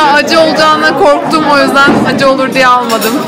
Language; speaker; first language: Turkish; native; Turkish